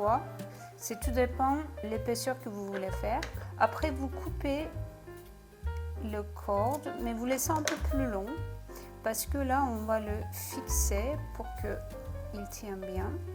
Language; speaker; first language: French; non-native, fluent; Turkish